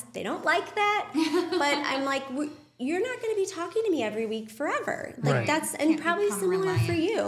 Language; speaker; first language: English; native; English